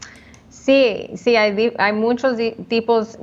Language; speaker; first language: Spanish; early bilingual, heritage; Spanish